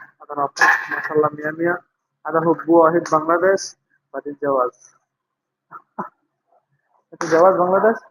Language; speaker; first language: Arabic; non-native, learner; Bangla